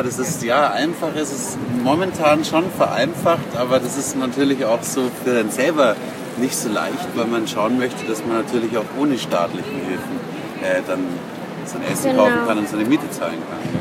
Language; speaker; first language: German; native; German